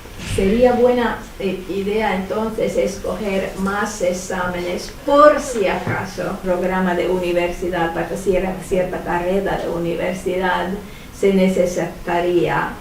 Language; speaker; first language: Spanish; non-native, fluent; Finnish